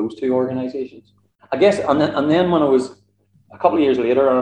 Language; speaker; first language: English; native; English